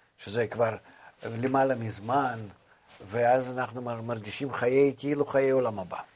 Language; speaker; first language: Hebrew; non-native, fluent; Russian